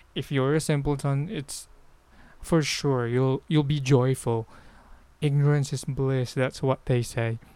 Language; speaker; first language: English; non-native, local second language; Filipino